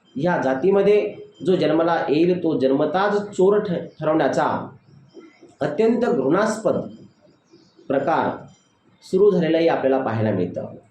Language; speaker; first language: Marathi; non-native, local second language; Lambadi